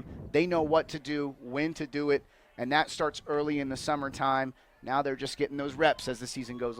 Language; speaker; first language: English; native; English